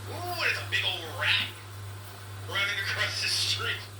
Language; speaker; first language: English; native; English